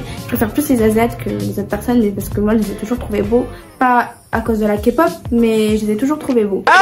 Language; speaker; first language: French; native; French